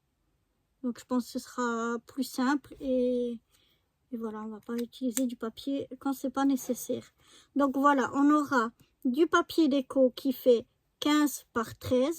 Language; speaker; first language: French; native; French